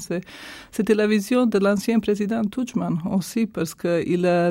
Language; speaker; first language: French; non-native, fluent; Croatian